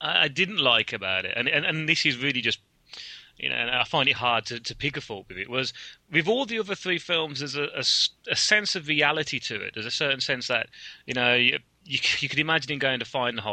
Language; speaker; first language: English; native; English